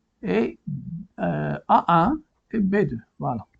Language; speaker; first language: French; non-native, local second language; Arabic